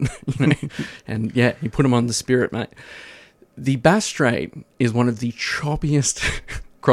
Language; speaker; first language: English; native; English